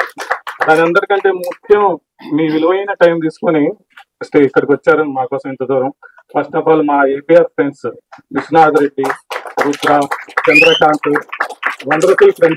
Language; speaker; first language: Telugu; native; Telugu